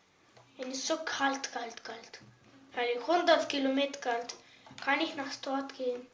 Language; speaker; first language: German; non-native, learner; Bulgarian